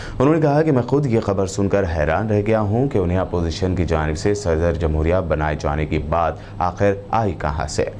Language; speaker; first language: Urdu; native; Urdu